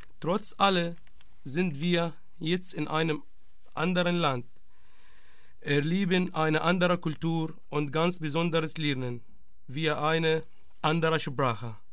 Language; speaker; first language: German; non-native, learner; Arabic